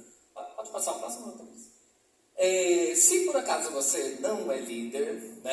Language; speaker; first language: Portuguese; native; Portuguese